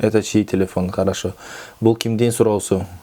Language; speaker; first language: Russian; non-native, local second language; Kyrgyz